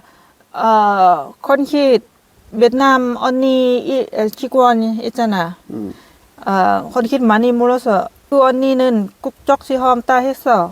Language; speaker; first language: Korean; non-native, learner; Lao